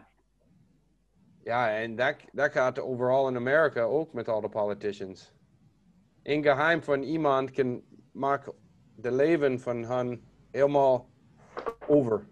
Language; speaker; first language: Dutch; non-native, learner; English